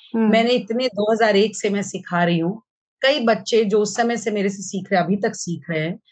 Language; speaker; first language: Hindi; native; Hindi